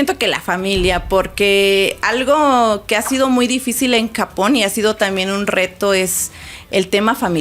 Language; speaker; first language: Spanish; native; Spanish